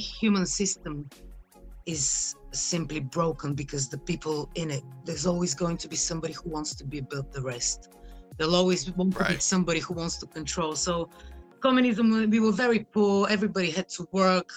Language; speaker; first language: English; non-native, fluent; Bulgarian